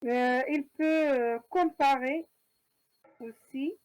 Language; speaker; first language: French; non-native, learner; Arabic